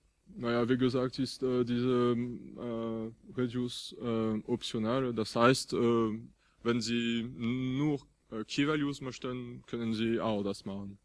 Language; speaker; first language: German; non-native, fluent; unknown